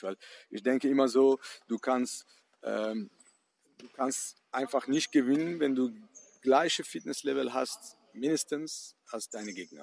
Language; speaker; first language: German; non-native, fluent; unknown